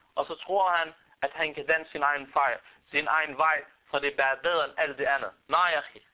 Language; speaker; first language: Danish; non-native, fluent; Arabic